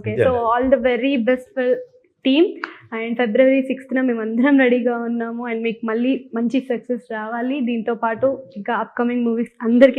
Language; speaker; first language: Telugu; native; Telugu